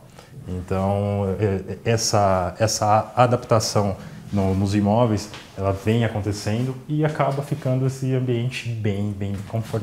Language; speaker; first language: Portuguese; native; Portuguese